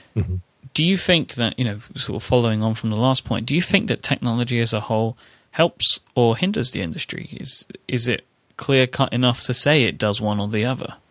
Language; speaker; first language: English; native; English